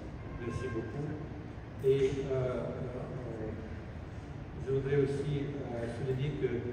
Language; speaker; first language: French; non-native, fluent; Russian